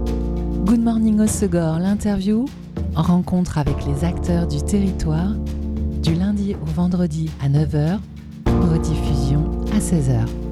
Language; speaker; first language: French; native; French